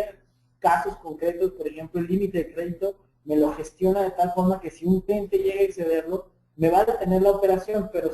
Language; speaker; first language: Spanish; native; Spanish